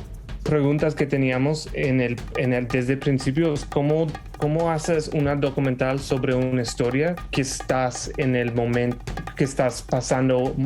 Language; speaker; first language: Spanish; non-native, fluent; English